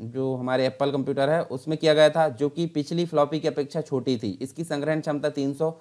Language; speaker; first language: Hindi; native; Hindi